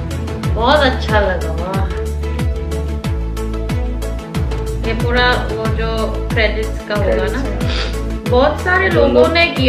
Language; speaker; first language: Hindi; non-native, learner; Korean